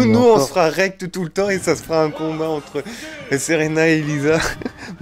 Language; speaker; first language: French; native; French